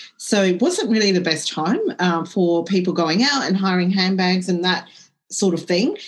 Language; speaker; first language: English; early bilingual, other home language; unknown